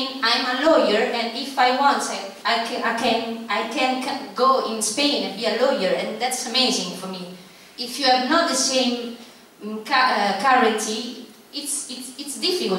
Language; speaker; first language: English; non-native, fluent; Italian